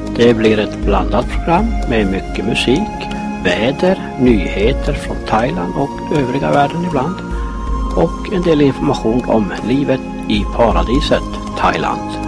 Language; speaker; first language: Swedish; native; Swedish